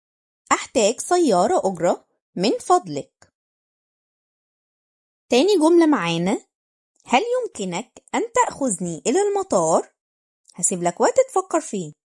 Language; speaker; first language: Arabic; native; Arabic